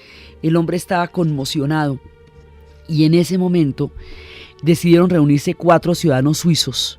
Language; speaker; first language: Spanish; native; Spanish